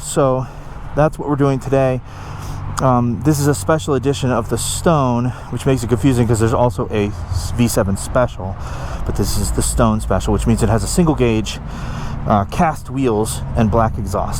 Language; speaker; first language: English; native; English